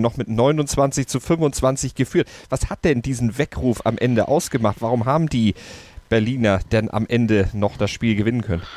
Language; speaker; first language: German; native; German